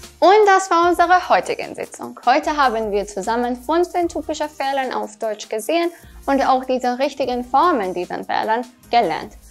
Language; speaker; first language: German; non-native, fluent; Persian